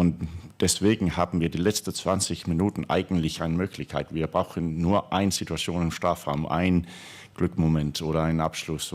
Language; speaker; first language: German; non-native, fluent; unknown